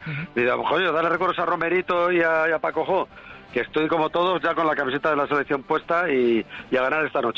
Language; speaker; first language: Spanish; native; Spanish